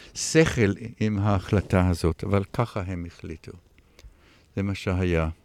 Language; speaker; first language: Hebrew; non-native, fluent; English